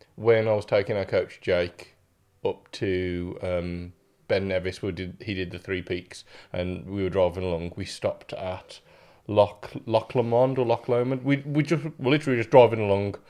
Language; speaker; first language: English; native; English